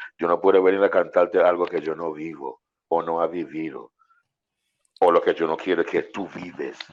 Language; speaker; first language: Spanish; non-native, fluent; English